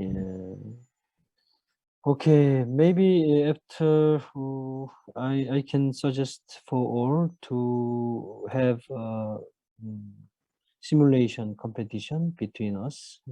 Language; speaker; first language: English; non-native, fluent; Korean